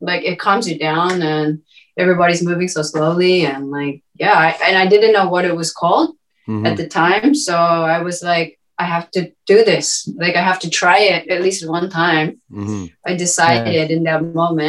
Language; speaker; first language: English; native; English